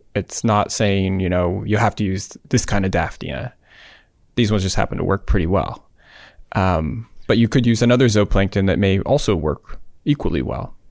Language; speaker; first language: English; native; English